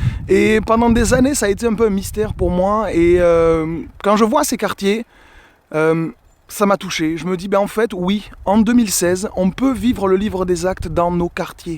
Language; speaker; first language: French; native; French